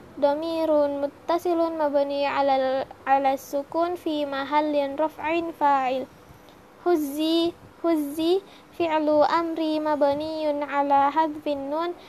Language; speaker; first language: Arabic; non-native, learner; Indonesian